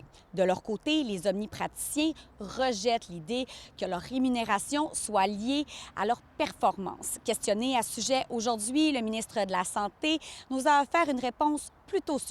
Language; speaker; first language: French; native; French